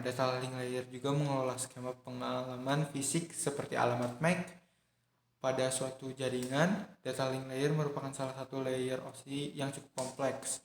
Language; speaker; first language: Indonesian; native; Indonesian